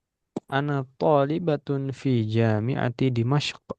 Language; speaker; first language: Arabic; non-native, fluent; Indonesian